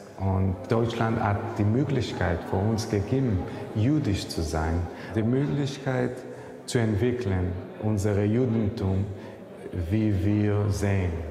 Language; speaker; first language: German; non-native, learner; Hebrew